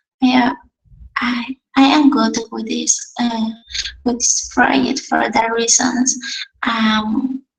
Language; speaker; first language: English; non-native, learner; Spanish